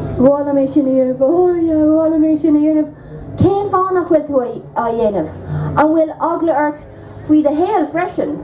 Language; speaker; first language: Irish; non-native, local second language; English